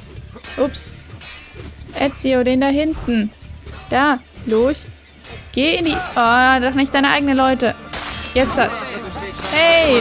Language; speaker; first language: German; native; German